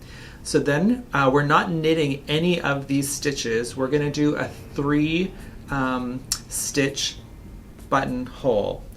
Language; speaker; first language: English; native; English